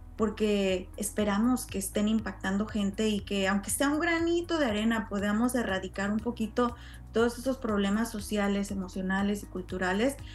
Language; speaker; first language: Spanish; native; Spanish